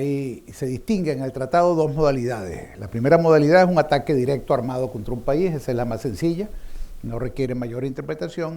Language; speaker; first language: Spanish; native; Spanish